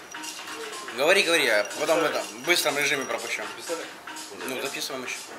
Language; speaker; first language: Russian; native; Russian